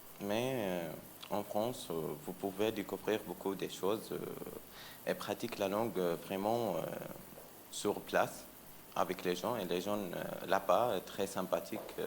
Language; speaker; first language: French; non-native, learner; Arabic